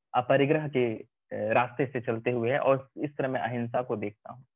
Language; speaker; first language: Hindi; native; Hindi